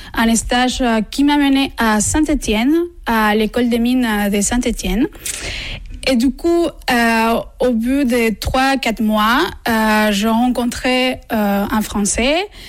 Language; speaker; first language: French; non-native, fluent; Spanish